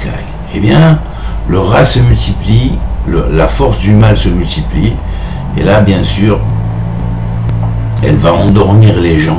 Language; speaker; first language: French; native; French